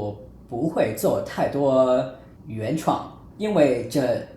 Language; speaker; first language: Chinese; non-native, fluent; English